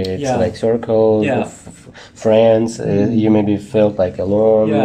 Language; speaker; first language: English; non-native, learner; Russian